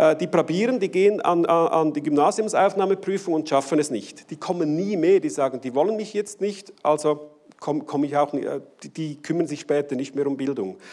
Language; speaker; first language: German; native; German